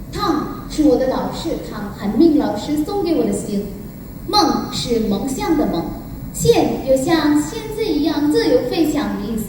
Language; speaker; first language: Chinese; non-native, learner; Hindi